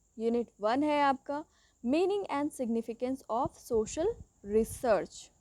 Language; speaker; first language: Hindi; native; Hindi